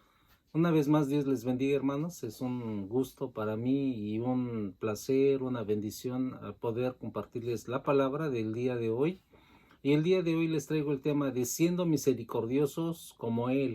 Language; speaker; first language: Spanish; native; Spanish